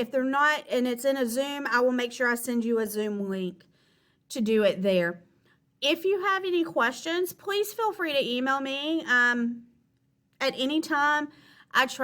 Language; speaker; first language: English; native; English